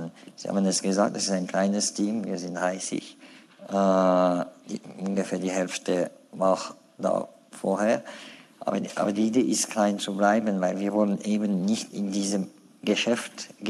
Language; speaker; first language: German; non-native, fluent; French